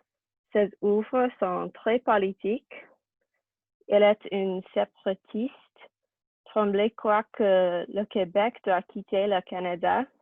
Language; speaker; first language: French; non-native, learner; English